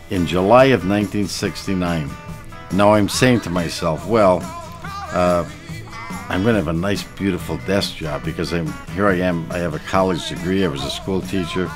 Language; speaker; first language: English; native; English